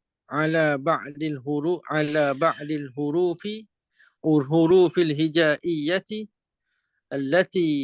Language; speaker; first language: Arabic; non-native, fluent; Malay